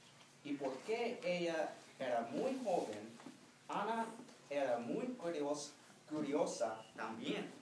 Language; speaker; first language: Spanish; non-native, fluent; English